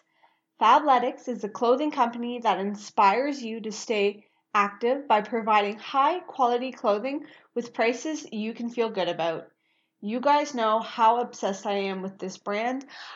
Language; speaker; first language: English; native; English